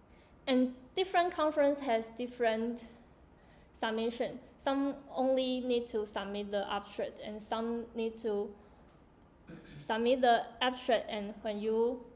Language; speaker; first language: English; non-native, learner; Chinese